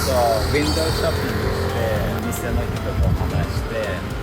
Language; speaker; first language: Japanese; non-native, fluent; Lithuanian